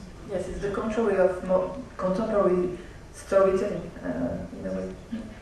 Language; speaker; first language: English; non-native, fluent; French